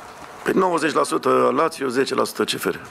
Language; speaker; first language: Italian; non-native, fluent; Romanian